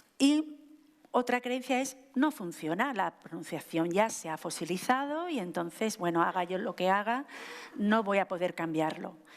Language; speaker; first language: Spanish; native; Spanish